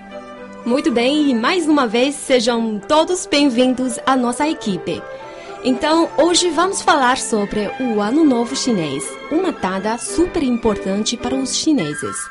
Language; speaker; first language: Portuguese; non-native, fluent; Chinese